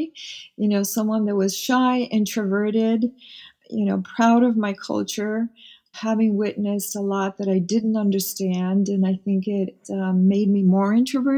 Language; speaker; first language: English; early bilingual, other home language; Spanish